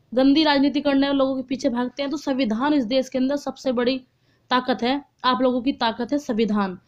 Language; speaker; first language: Hindi; native; Hindi